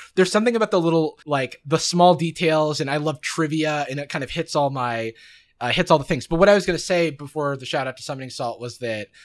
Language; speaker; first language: English; native; English